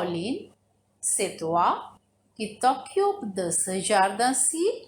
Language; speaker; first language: French; non-native, fluent; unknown